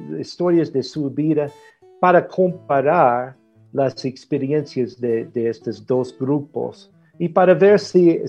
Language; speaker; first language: Spanish; non-native, fluent; English